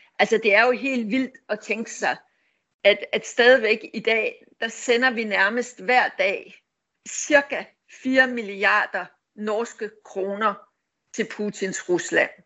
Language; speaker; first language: Danish; native; Danish